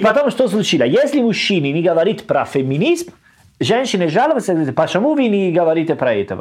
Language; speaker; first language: Russian; non-native, learner; Italian